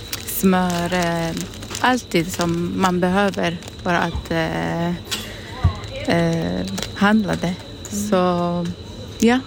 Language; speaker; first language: Swedish; non-native, learner; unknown